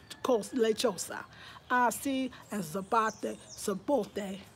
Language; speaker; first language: Spanish; non-native, learner; English